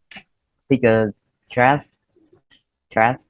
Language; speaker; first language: English; non-native, learner; Vietnamese